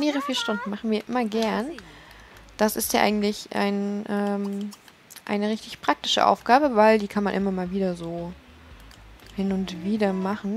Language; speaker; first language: German; native; German